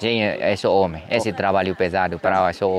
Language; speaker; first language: Portuguese; non-native, learner; Vietnamese